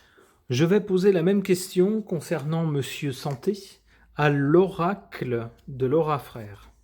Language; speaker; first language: French; native; French